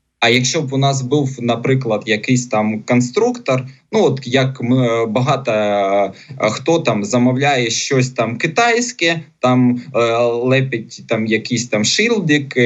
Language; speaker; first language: Ukrainian; non-native, local second language; Russian